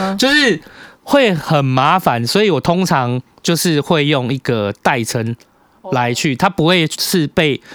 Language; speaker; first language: Chinese; native; Chinese